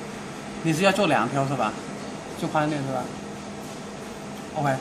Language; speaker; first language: Chinese; native; Chinese